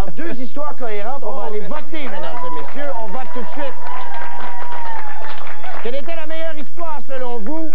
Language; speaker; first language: French; native; French